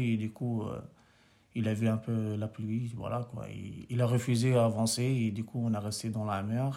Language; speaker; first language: French; non-native, local second language; Arabic